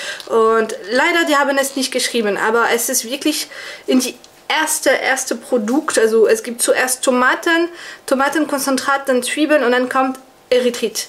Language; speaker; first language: German; non-native, fluent; French